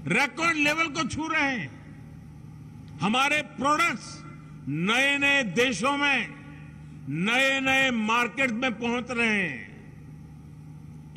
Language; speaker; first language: Hindi; non-native, local second language; Gujarati